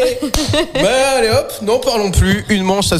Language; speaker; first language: French; native; French